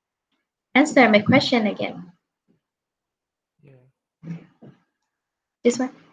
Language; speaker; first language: English; non-native, fluent; Vietnamese